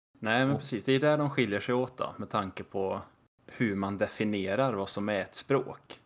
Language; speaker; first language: Swedish; native; Swedish